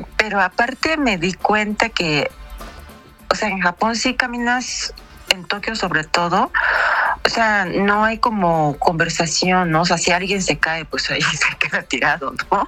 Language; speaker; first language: Spanish; non-native, fluent; Japanese